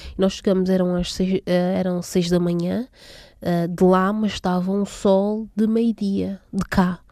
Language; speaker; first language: Portuguese; native; Portuguese